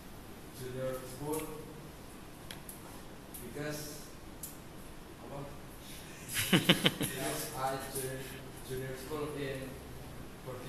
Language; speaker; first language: English; non-native, learner; Indonesian